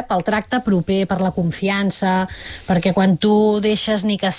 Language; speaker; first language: Catalan; native; Catalan